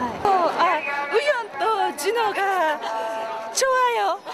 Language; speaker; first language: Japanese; non-native, learner; Korean